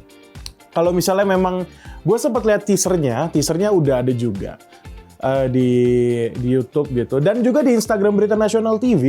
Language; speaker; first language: Indonesian; native; Indonesian